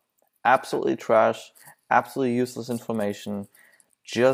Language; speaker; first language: English; non-native, fluent; German